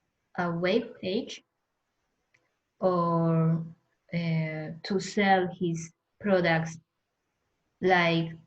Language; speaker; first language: English; non-native, learner; Spanish